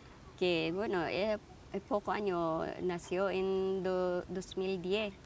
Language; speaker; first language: Spanish; non-native, fluent; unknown